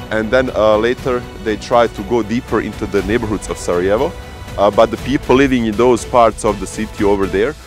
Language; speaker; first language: English; early bilingual, other home language; Bosnian